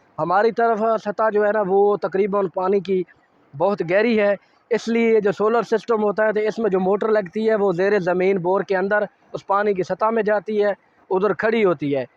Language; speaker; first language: Urdu; non-native, local second language; Saraiki